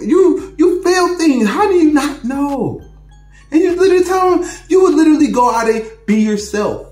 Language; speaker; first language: English; native; English